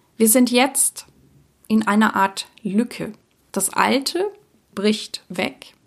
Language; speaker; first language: German; early bilingual, other home language; Czech